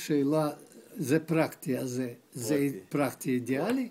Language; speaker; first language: Hebrew; non-native, learner; Russian